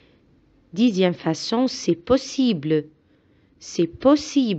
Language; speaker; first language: French; non-native, fluent; Arabic